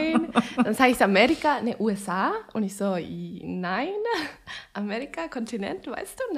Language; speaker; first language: German; non-native, fluent; Spanish